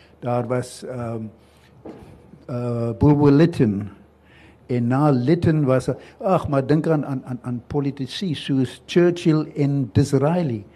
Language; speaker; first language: Afrikaans; native; Afrikaans